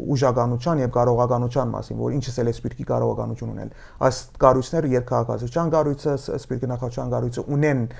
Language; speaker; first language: Armenian; early bilingual, heritage; Armenian